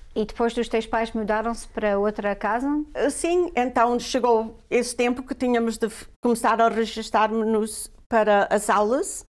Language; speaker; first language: Portuguese; native; Portuguese